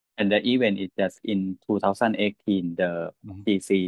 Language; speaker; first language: English; non-native, learner; Thai